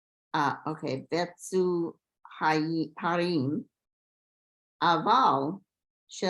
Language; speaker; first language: Hebrew; non-native, learner; English